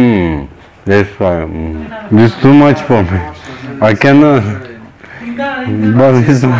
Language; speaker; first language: English; non-native, learner; Turkish